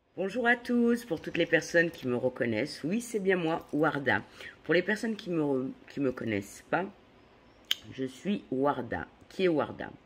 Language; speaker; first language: French; native; French